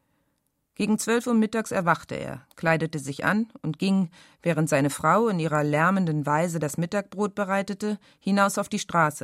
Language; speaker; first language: German; native; German